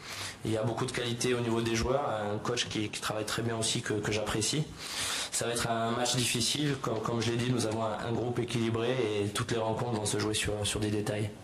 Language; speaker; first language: French; native; French